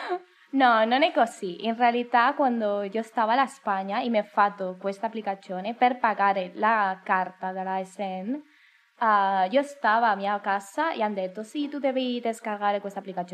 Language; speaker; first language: Italian; non-native, learner; Spanish